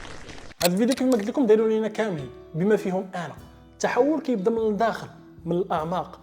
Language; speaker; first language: Arabic; native; Arabic